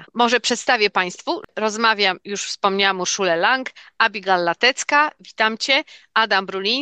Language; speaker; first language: Polish; native; Polish